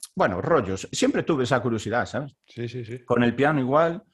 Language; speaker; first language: Spanish; native; Spanish